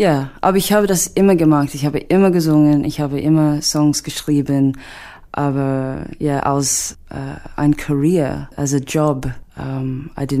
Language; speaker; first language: German; non-native, learner; English